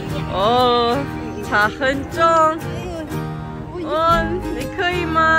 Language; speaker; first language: Chinese; non-native, learner; English